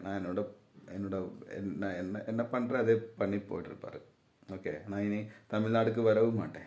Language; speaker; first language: Tamil; non-native, learner; Malayalam